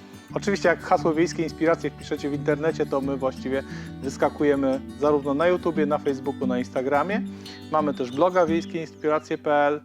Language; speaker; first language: Polish; native; Polish